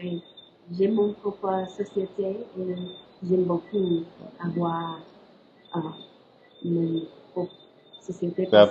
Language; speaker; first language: French; non-native, learner; English